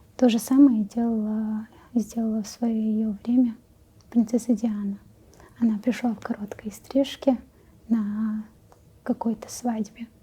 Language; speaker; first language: Russian; non-native, local second language; Chechen